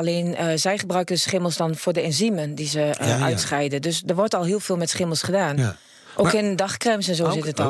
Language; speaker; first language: Dutch; native; Dutch